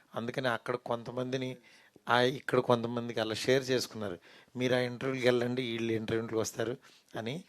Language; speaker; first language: Telugu; native; Telugu